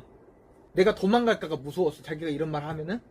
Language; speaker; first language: Korean; native; Korean